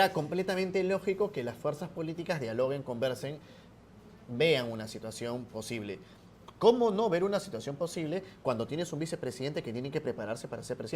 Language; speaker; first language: Spanish; native; Spanish